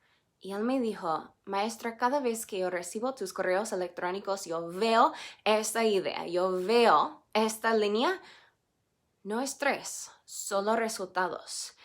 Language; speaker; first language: Spanish; non-native, fluent; English